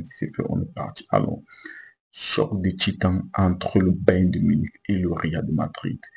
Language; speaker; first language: French; native; French